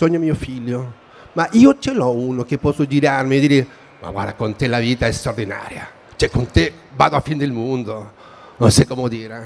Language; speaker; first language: Italian; non-native, fluent; Spanish